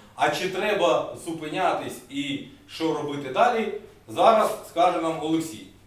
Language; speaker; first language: Ukrainian; non-native, local second language; Russian